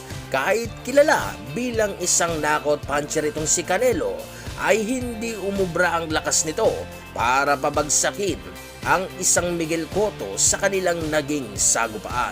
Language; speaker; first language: Filipino; non-native, local second language; Cebuano